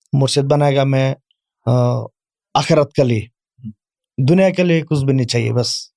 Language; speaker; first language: Urdu; non-native, learner; Bangla